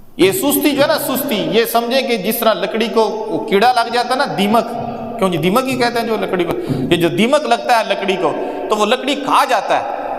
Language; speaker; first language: Urdu; non-native, local second language; Punjabi